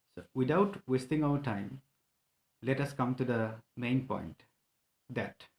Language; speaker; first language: English; non-native, local second language; Assamese